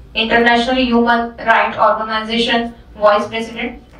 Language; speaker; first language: English; non-native, local second language; Marathi